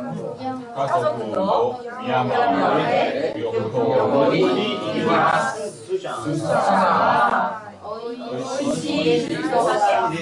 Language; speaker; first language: Japanese; non-native, fluent; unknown